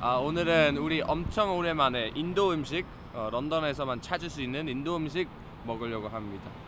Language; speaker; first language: Korean; non-native, fluent; English